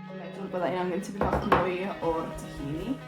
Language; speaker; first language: Welsh; non-native, learner; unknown